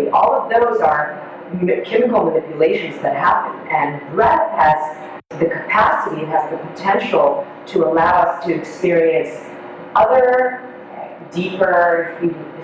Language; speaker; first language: English; non-native, fluent; Hebrew